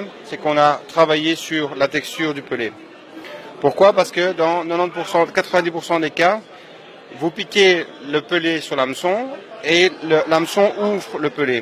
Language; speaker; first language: French; native; French